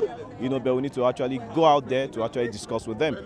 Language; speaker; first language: English; non-native, local second language; Yoruba